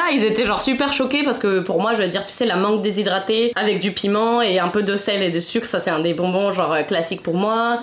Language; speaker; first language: French; non-native, fluent; Spanish